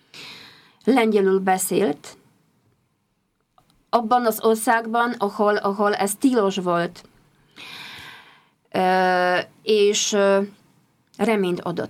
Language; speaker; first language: Hungarian; non-native, fluent; Polish